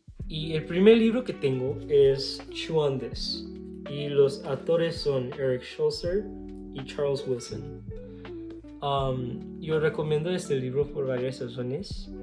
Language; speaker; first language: Spanish; non-native, learner; English